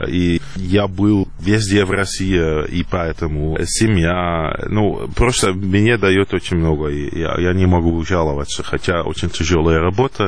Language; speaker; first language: Russian; non-native, fluent; Dutch